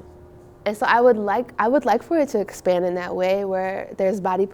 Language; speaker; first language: English; native; English